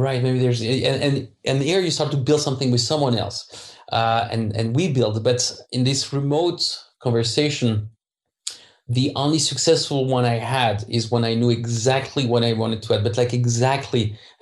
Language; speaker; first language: English; non-native, fluent; French